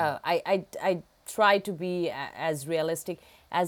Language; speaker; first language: English; non-native, local second language; Bangla